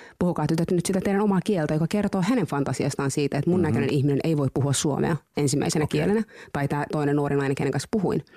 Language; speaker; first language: Finnish; early bilingual, other home language; Somali